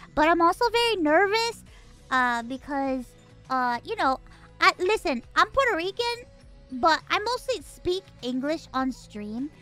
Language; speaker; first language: English; early bilingual, other home language; Spanish